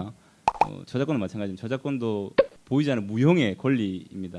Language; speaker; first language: Korean; native; Korean